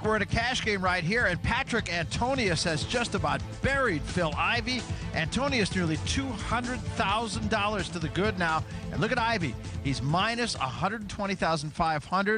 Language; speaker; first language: English; native; English